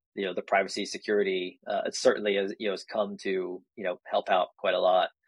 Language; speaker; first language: English; native; English